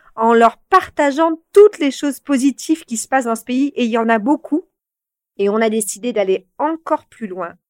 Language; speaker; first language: French; native; French